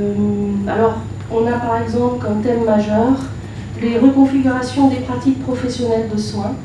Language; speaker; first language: French; native; French